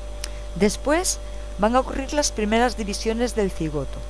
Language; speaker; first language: Spanish; native; Spanish